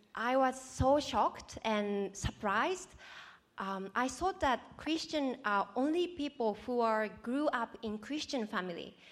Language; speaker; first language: English; non-native, fluent; Japanese